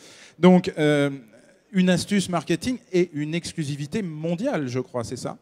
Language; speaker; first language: French; native; French